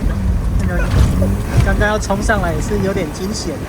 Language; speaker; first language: Chinese; native; Chinese